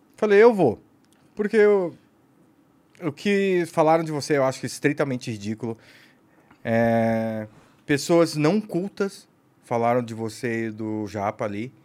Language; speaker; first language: Portuguese; native; Portuguese